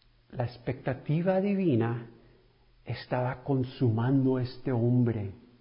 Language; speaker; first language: Spanish; non-native, fluent; English